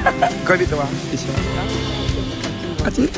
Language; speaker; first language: Japanese; non-native, learner; Filipino